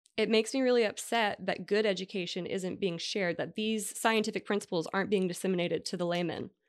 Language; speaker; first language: English; native; English